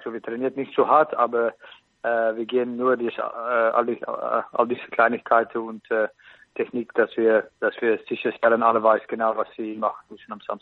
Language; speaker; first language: German; non-native, fluent; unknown